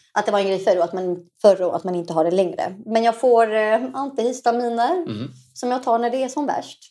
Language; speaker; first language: Swedish; early bilingual, other home language; Arabic